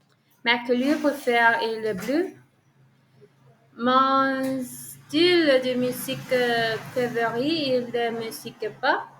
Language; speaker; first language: French; non-native, learner; Spanish